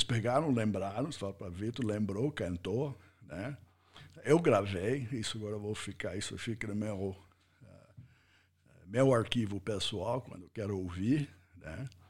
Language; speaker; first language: Portuguese; non-native, fluent; English